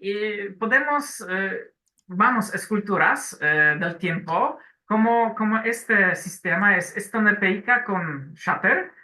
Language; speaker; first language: Spanish; non-native, learner; Polish